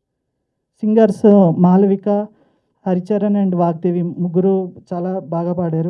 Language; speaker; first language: Telugu; native; Telugu